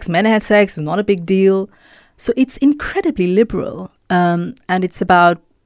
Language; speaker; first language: English; non-native, local second language; Malayalam